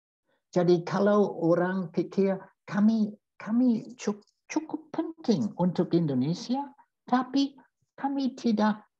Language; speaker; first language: Indonesian; non-native, fluent; English